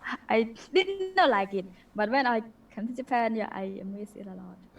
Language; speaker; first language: English; non-native, learner; Khmer